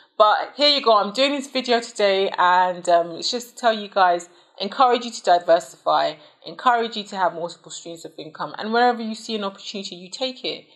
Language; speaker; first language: English; native; English